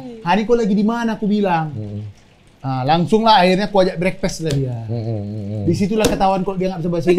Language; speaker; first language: Indonesian; native; Indonesian